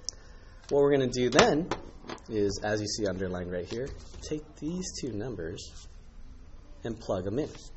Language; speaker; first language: English; native; English